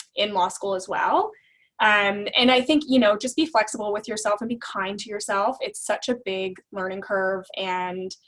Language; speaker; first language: English; native; English